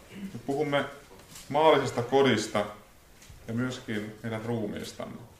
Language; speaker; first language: Finnish; native; Finnish